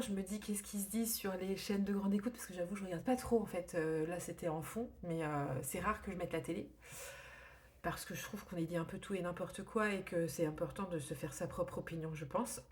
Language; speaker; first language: French; native; French